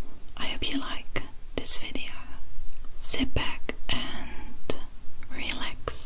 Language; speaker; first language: English; non-native, fluent; Dutch